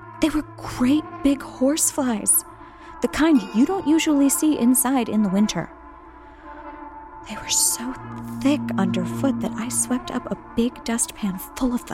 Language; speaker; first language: English; native; English